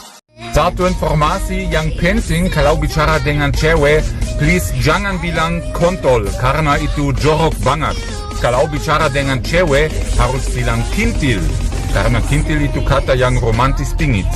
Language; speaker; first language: Indonesian; non-native, fluent; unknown